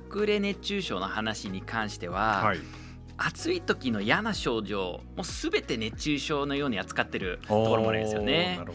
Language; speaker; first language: Japanese; non-native, fluent; English